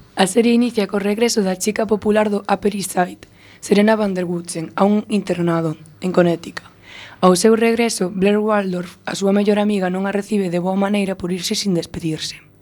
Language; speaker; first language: Galician; non-native, local second language; Spanish